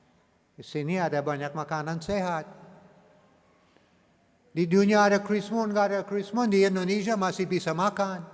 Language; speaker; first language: Indonesian; non-native, learner; English